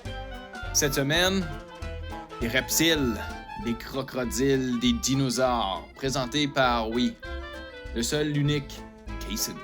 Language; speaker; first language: French; native; French